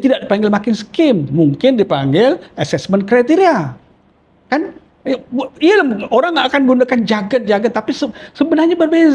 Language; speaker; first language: Malay; native; Malay